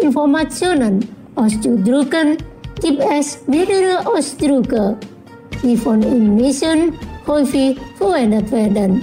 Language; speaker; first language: German; non-native, fluent; Indonesian